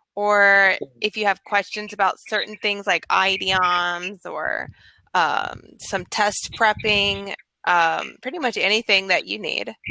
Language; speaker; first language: English; native; English